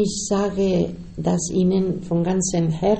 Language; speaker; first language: German; non-native, learner; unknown